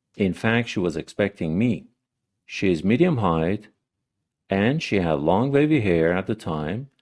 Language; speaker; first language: English; non-native, fluent; Persian